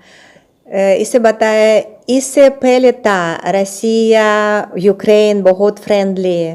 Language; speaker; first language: Hindi; non-native, learner; Russian